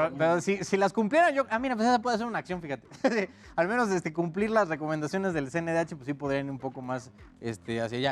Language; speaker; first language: Spanish; native; Spanish